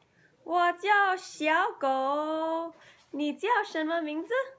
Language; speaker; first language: Chinese; non-native, learner; English